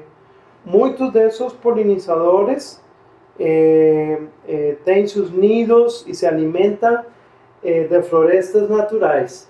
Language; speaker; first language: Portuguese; non-native, fluent; Spanish